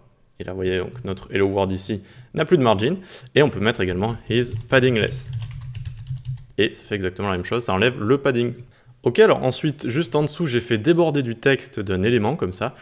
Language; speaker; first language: French; native; French